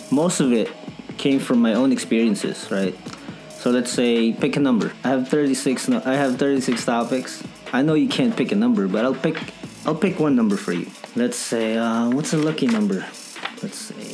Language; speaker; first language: English; non-native, local second language; Filipino